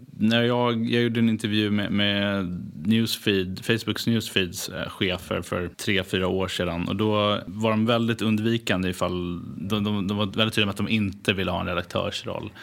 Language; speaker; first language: Swedish; native; Swedish